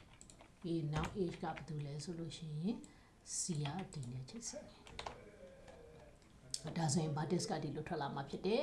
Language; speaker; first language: Burmese; native; Burmese